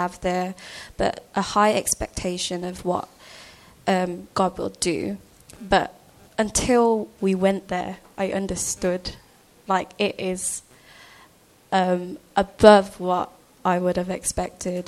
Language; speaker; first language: English; native; English